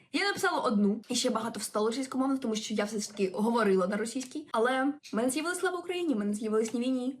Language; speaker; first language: Ukrainian; non-native, local second language; Russian